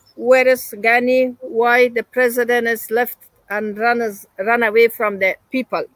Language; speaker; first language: English; non-native, learner; Persian